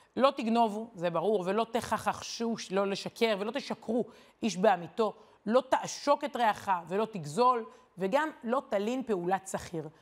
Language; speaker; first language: Hebrew; native; Hebrew